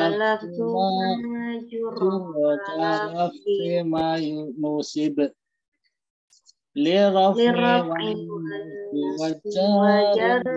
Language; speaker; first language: Arabic; non-native, learner; Indonesian